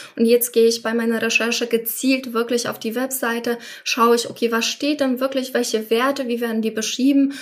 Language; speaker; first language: German; non-native, fluent; Polish